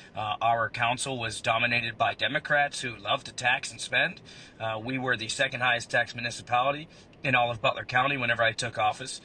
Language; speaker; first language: English; native; English